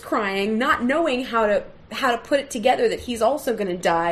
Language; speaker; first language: English; native; English